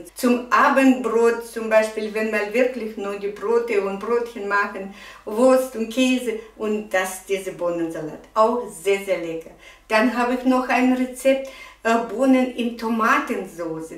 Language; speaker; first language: German; non-native, fluent; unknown